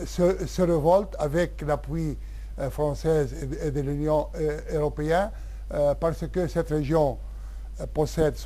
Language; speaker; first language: French; non-native, local second language; Arabic